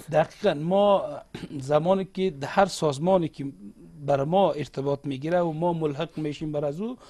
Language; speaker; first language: Persian; non-native, local second language; Uzbek